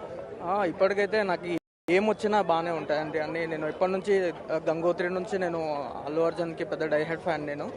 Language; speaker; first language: Telugu; native; Telugu